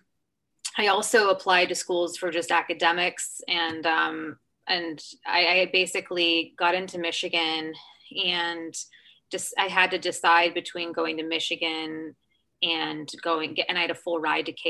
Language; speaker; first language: English; native; English